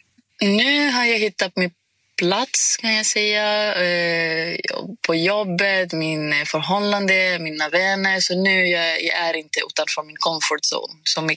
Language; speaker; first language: Swedish; non-native, fluent; Greek